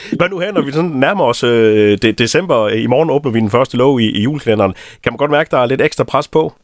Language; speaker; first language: Danish; native; Danish